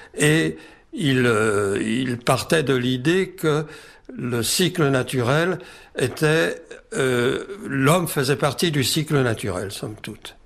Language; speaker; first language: French; non-native, fluent; Czech